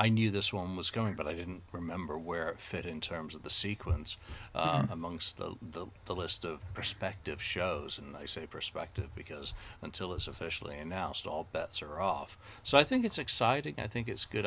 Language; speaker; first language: English; native; English